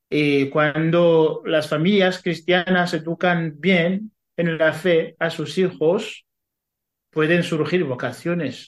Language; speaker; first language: Spanish; non-native, fluent; Kinyarwanda